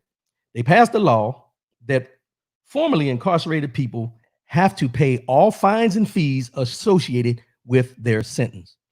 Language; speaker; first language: English; native; English